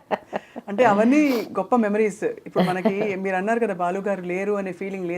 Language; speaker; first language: Telugu; native; Telugu